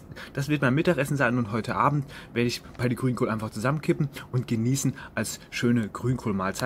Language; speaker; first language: German; native; German